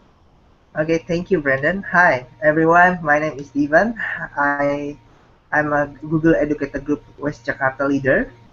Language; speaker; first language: English; non-native, fluent; Indonesian